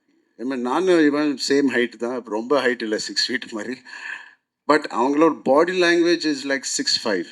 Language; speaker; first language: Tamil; non-native, learner; Telugu